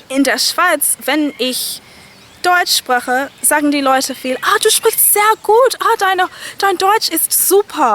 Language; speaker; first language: German; non-native, fluent; English